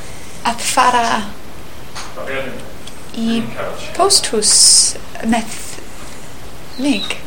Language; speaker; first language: Icelandic; non-native, learner; English